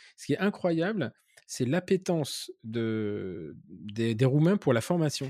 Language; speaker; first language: French; native; French